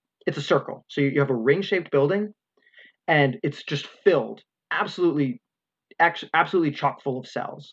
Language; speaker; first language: English; native; English